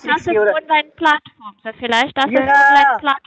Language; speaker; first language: German; non-native, fluent; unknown